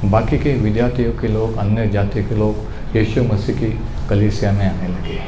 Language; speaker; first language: Hindi; non-native, local second language; Marathi